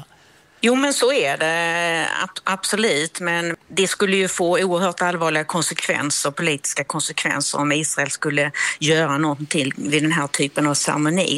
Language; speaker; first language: Swedish; native; Swedish